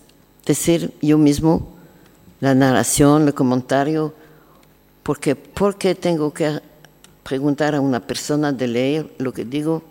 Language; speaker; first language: Spanish; non-native, learner; French